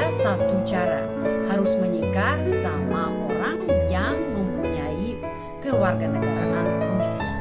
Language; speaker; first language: Indonesian; non-native, fluent; Russian